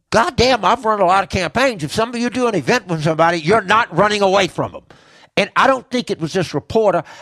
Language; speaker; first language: English; native; English